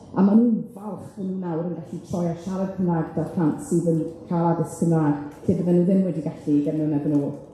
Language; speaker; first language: Welsh; native; Welsh